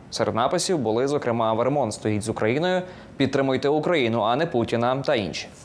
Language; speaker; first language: Ukrainian; native; Ukrainian